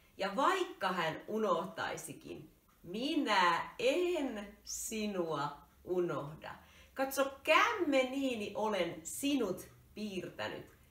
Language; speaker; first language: Finnish; native; Finnish